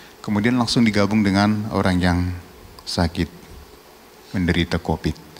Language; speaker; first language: Indonesian; non-native, local second language; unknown